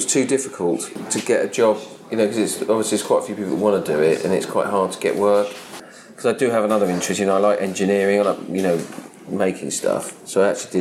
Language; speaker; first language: English; native; English